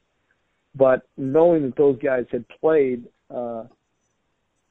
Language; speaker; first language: English; native; English